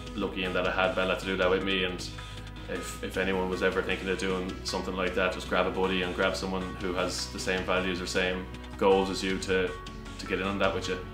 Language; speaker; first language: English; native; English